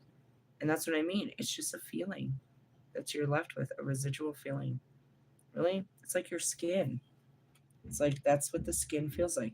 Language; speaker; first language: English; native; English